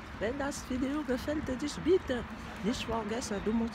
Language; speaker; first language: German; non-native, learner; French